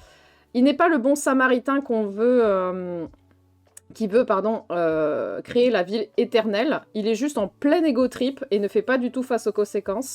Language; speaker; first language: French; native; French